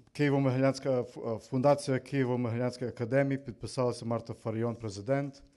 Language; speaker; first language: Ukrainian; early bilingual, heritage; Ukrainian